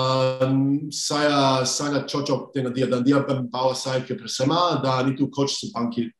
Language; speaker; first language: Indonesian; non-native, fluent; English